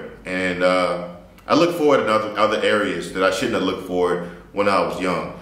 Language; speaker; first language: English; native; English